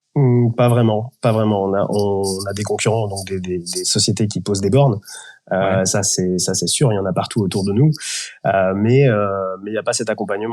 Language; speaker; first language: French; native; French